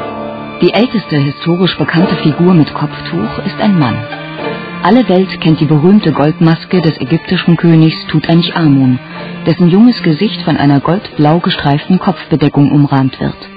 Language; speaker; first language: German; native; German